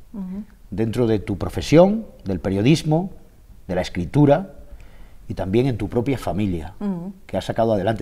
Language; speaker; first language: Spanish; native; Spanish